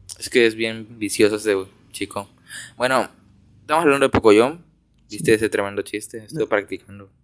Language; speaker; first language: Spanish; native; Spanish